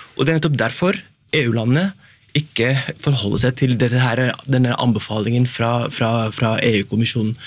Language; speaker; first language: Norwegian; native; Norwegian